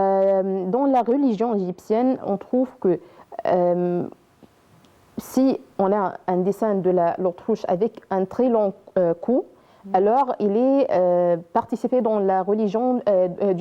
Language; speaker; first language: French; non-native, learner; Arabic